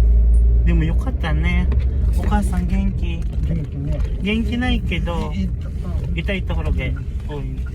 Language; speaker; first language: Japanese; non-native, learner; Filipino